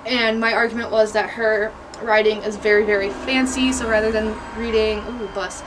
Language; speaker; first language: English; native; English